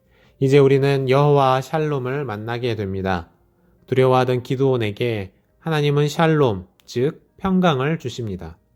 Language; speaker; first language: Korean; native; Korean